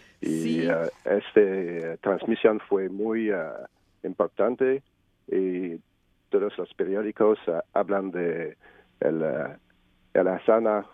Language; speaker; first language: Spanish; non-native, learner; French